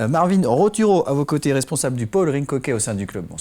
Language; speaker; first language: French; native; French